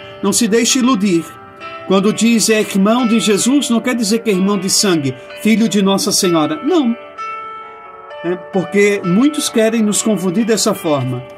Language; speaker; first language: Portuguese; native; Portuguese